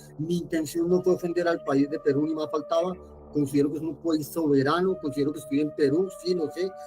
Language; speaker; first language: Spanish; native; Spanish